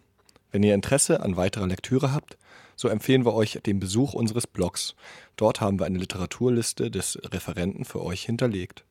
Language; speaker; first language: German; native; German